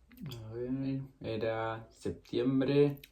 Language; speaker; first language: Spanish; native; Spanish